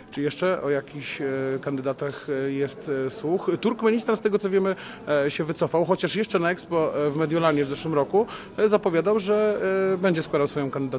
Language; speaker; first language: Polish; native; Polish